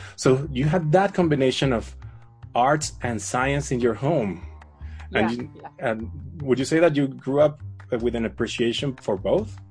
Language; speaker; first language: English; non-native, fluent; Spanish